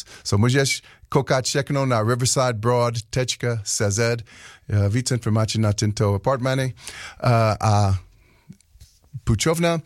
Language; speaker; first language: Czech; non-native, learner; English